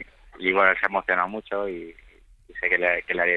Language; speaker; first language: Spanish; native; Spanish